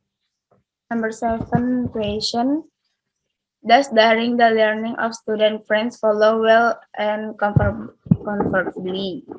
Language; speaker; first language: English; non-native, learner; Indonesian